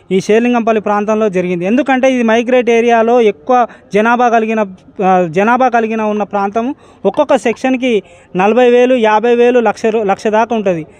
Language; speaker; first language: Telugu; native; Telugu